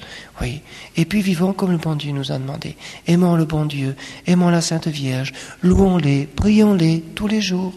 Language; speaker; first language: French; native; French